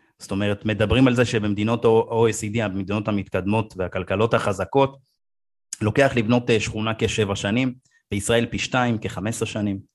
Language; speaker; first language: Hebrew; early bilingual, other home language; Amharic